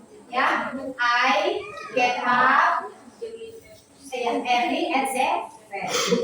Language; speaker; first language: English; non-native, learner; Indonesian